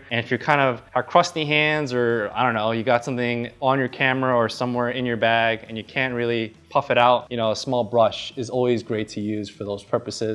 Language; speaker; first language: English; native; English